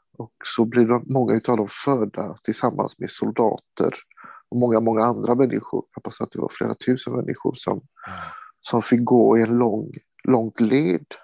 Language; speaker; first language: Swedish; early bilingual, other home language; Romany